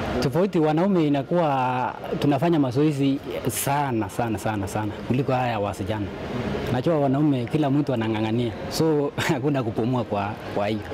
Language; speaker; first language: Swahili; non-native, local second language; Kalenjin